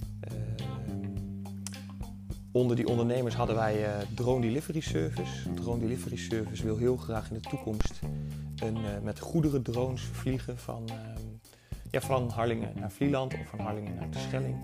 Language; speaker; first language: Dutch; native; Dutch